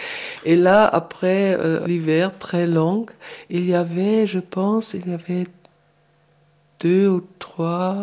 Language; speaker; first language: French; non-native, fluent; German